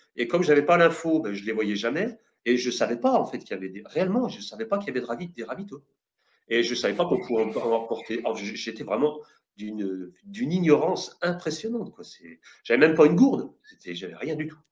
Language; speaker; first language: French; native; French